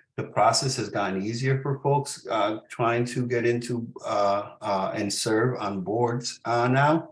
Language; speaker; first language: English; early bilingual, other home language; Spanish